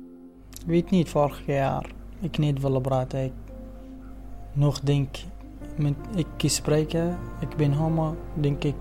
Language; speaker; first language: Dutch; non-native, learner; Arabic